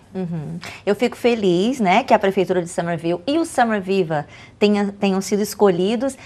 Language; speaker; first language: Portuguese; native; Portuguese